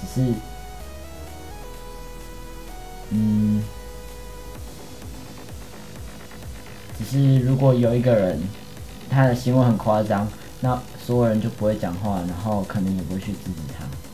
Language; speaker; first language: Chinese; native; Chinese